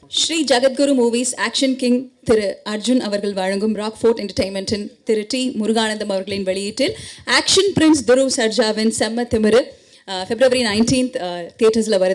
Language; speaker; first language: Tamil; native; Tamil